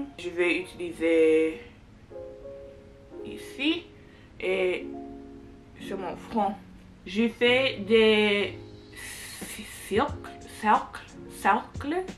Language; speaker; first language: French; non-native, learner; English